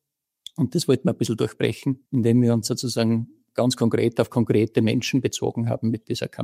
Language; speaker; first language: German; native; German